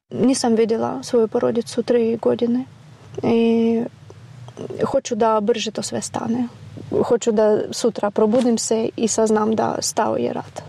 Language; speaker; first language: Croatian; non-native, fluent; Ukrainian